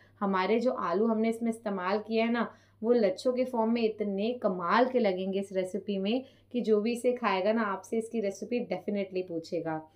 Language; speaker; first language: Hindi; non-native, local second language; Punjabi